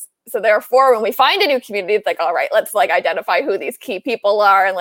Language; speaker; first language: English; native; English